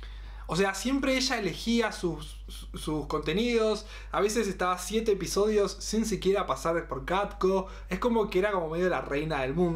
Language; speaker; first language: Spanish; native; Spanish